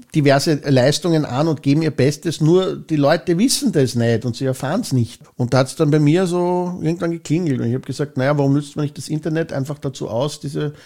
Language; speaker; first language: German; native; German